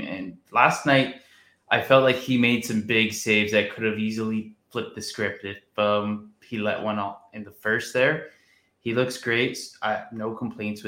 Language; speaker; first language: English; native; English